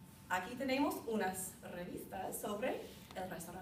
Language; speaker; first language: Spanish; non-native, fluent; English